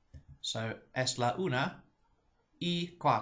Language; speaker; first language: Spanish; non-native, fluent; English